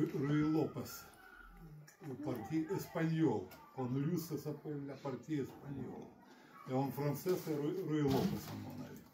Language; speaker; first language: French; non-native, learner; Russian